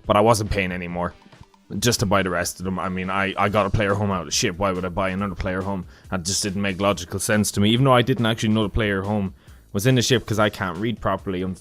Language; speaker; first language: English; native; English